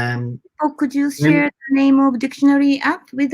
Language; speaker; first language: English; non-native, learner; Japanese